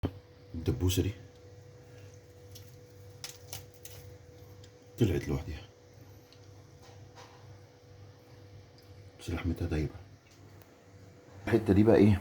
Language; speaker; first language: Arabic; native; Arabic